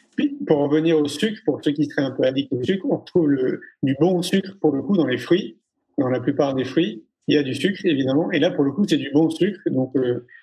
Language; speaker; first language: French; native; French